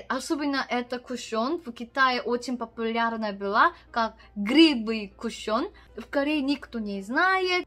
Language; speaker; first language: Russian; non-native, learner; Korean